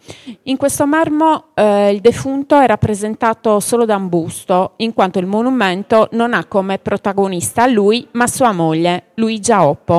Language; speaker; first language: Italian; native; Italian